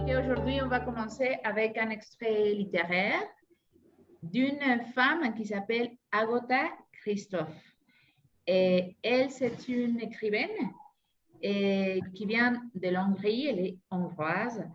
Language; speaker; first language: French; non-native, fluent; Spanish